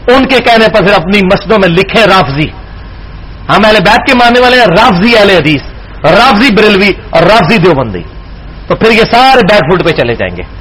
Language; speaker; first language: Urdu; non-native, local second language; Punjabi